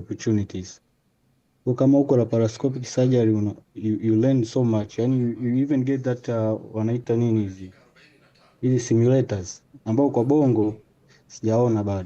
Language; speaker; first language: Swahili; native; Swahili